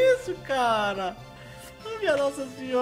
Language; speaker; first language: Portuguese; native; Portuguese